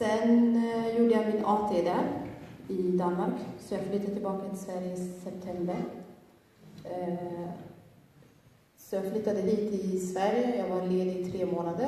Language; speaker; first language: Swedish; early bilingual, other home language; Somali